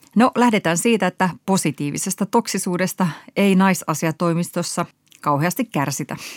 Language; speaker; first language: Finnish; native; Finnish